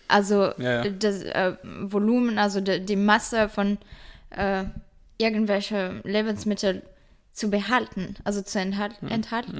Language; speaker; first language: German; non-native, fluent; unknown